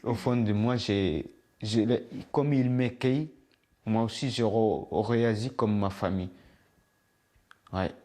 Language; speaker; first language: French; non-native, learner; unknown